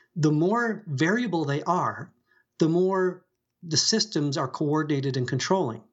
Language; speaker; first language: English; native; English